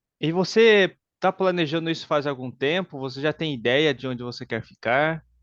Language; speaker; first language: Portuguese; native; Portuguese